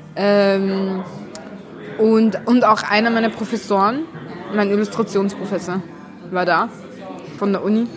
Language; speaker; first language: German; early bilingual, heritage; Arabic